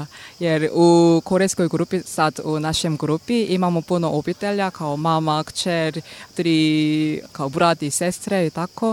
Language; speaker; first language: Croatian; non-native, learner; Korean